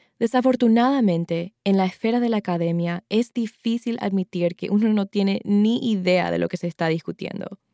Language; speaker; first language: Spanish; native; Spanish